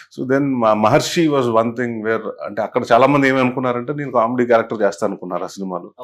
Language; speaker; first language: Telugu; native; Telugu